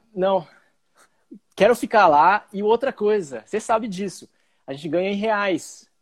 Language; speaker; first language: Portuguese; early bilingual, other home language; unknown